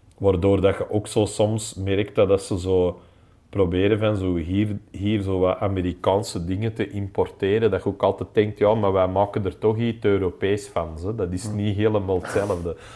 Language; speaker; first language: Dutch; non-native, local second language; English